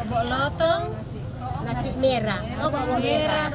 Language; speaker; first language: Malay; non-native, local second language; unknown